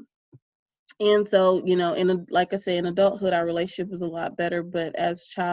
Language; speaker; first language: English; native; English